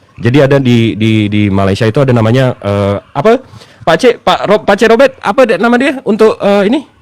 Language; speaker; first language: Indonesian; native; Indonesian